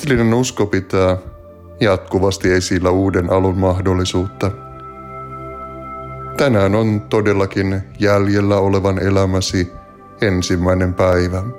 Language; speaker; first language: Finnish; native; Finnish